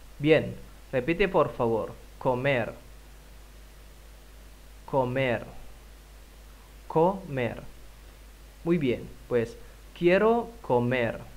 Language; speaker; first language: Spanish; non-native, fluent; Indonesian